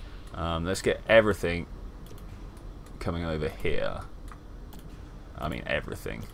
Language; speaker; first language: English; native; English